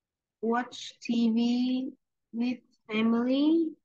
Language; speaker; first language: English; non-native, learner; Vietnamese